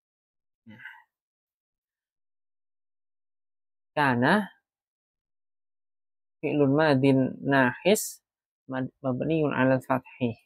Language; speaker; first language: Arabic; non-native, fluent; Indonesian